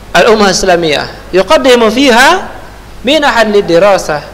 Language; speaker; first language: Arabic; non-native, fluent; Indonesian